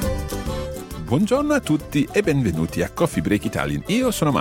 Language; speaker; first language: Italian; non-native, fluent; English